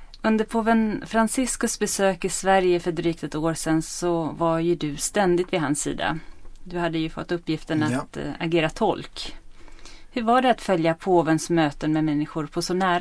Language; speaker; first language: Swedish; native; Swedish